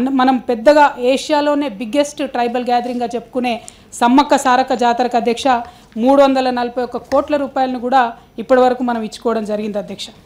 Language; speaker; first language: Telugu; native; Telugu